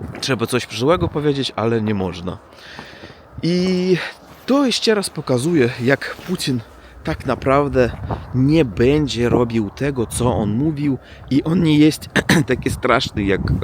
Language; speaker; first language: Polish; non-native, fluent; Russian